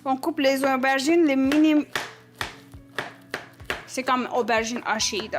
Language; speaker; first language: French; non-native, learner; Turkish